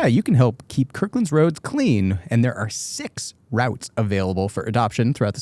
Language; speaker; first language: English; native; English